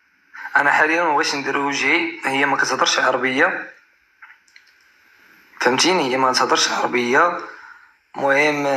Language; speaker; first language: Arabic; native; Arabic